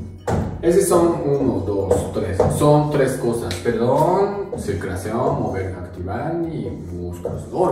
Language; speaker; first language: Spanish; non-native, learner; Japanese